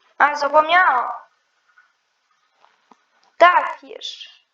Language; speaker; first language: Polish; non-native, learner; Ukrainian